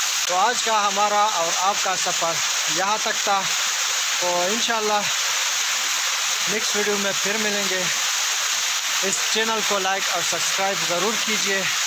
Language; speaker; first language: Hindi; non-native, local second language; Pashto